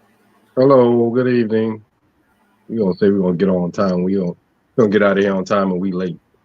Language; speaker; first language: English; native; English